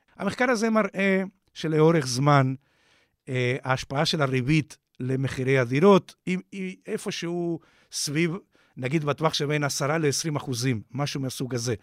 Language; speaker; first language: Hebrew; non-native, fluent; Spanish